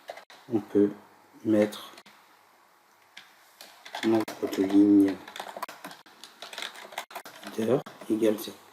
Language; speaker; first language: French; native; French